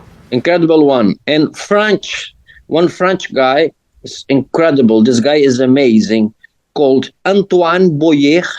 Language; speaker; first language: English; non-native, learner; Portuguese